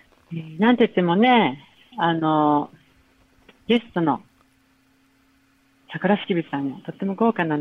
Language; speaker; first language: Japanese; native; Japanese